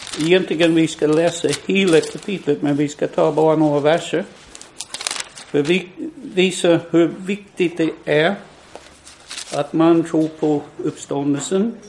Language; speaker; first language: Swedish; non-native, fluent; English